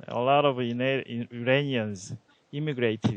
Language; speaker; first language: English; non-native, learner; Korean